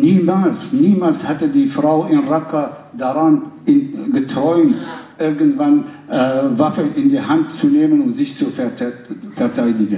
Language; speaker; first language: German; non-native, fluent; Arabic